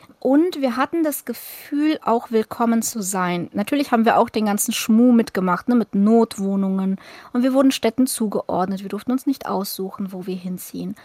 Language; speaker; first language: German; early bilingual, other home language; Russian